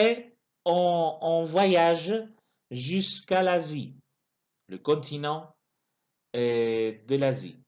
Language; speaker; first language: French; non-native, fluent; Spanish